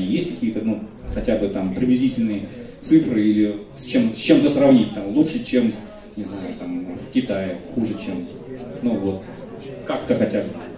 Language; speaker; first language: Russian; native; Russian